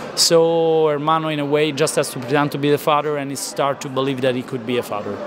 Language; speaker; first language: English; non-native, fluent; Italian